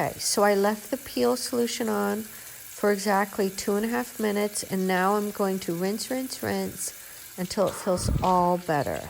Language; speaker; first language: English; native; English